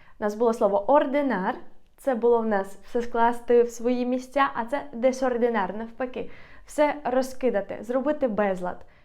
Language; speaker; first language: Ukrainian; native; Ukrainian